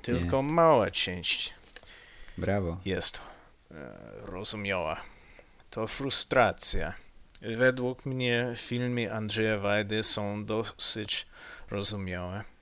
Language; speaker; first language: Polish; non-native, learner; English